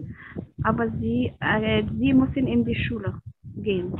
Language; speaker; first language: German; non-native, learner; Arabic